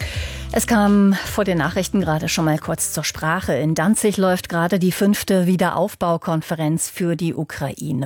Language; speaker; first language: German; native; German